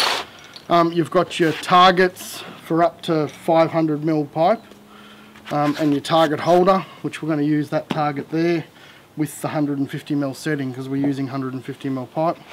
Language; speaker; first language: English; native; English